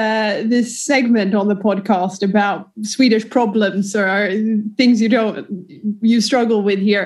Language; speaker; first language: English; non-native, fluent; Swedish